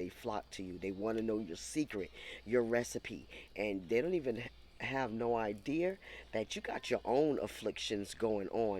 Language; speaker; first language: English; native; English